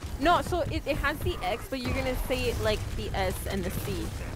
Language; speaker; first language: English; early bilingual, other home language; Spanish